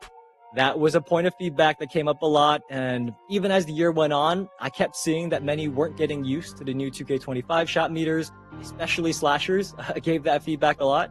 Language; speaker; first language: English; native; English